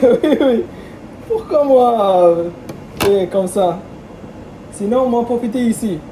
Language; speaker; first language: French; non-native, learner; Bangla